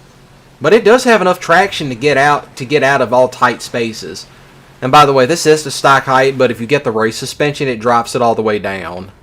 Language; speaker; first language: English; native; English